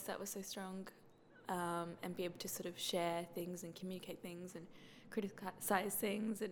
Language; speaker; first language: English; native; English